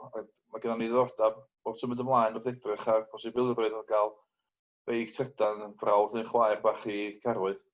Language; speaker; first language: Welsh; native; Welsh